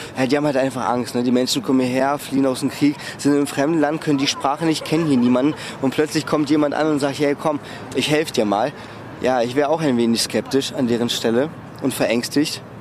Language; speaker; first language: German; early bilingual, other home language; Russian